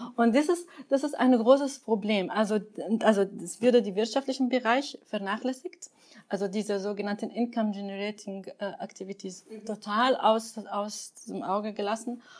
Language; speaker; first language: German; non-native, fluent; Arabic